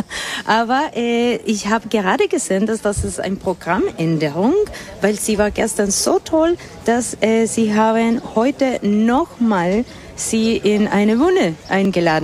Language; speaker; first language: German; non-native, fluent; Spanish